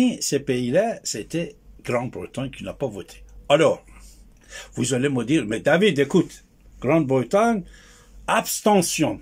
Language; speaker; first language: French; non-native, fluent; Persian